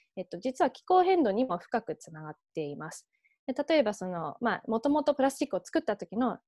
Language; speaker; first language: Japanese; early bilingual, heritage; Japanese